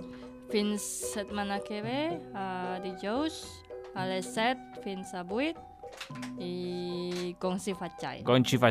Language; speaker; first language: Catalan; non-native, learner; Indonesian